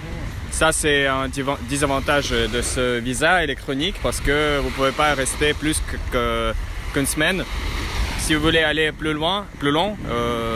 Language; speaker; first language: French; non-native, fluent; Russian